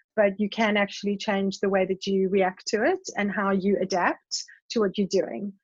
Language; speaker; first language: English; native; English